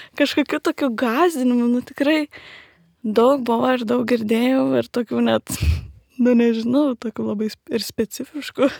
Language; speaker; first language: Lithuanian; native; Lithuanian